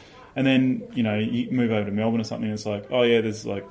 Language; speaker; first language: English; native; English